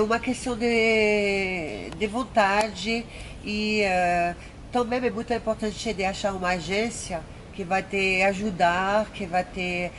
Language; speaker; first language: Portuguese; non-native, fluent; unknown